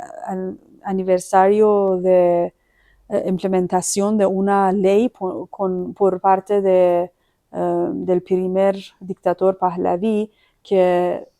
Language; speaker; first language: Spanish; non-native, fluent; Persian